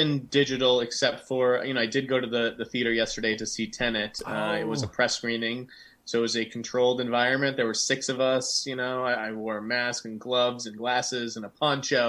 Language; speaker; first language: English; native; English